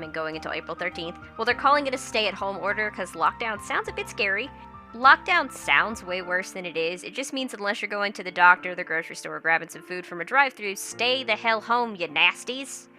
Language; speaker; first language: English; native; English